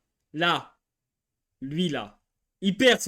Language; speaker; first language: French; native; French